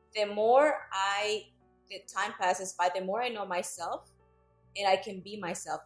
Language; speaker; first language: English; non-native, fluent; Spanish